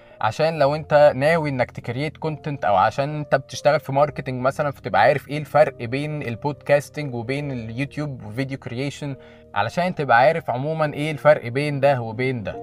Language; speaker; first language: Arabic; native; Arabic